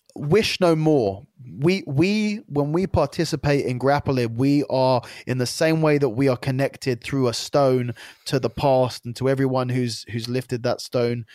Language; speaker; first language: English; native; English